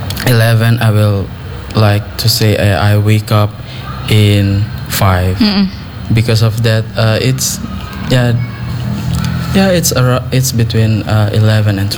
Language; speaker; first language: English; non-native, learner; Indonesian